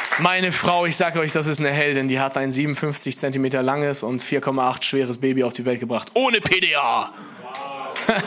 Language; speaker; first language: German; native; German